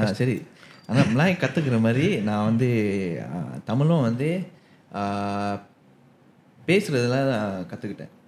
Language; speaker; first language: Tamil; non-native, local second language; English